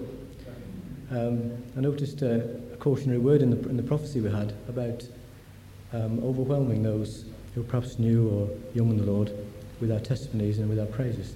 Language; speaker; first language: English; native; English